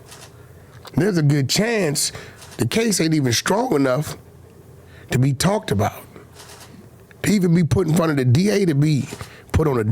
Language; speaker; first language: English; native; English